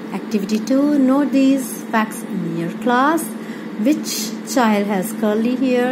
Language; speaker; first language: English; non-native, local second language; Punjabi